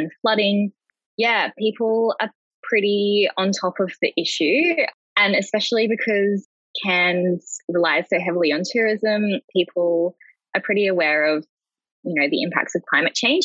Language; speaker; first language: English; native; English